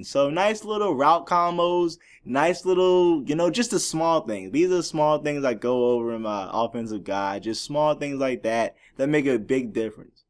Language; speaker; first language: English; native; English